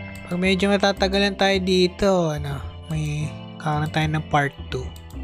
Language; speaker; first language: Filipino; native; Filipino